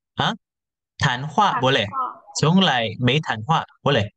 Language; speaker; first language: Indonesian; native; Indonesian